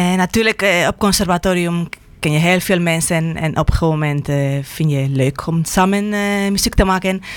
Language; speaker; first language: Dutch; non-native, fluent; Spanish